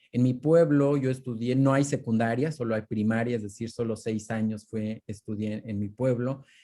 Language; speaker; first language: Spanish; non-native, local second language; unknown